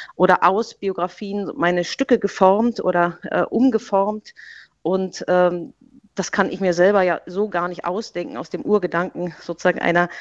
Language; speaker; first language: German; native; German